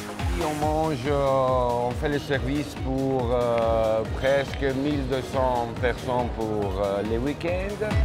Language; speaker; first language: French; non-native, learner; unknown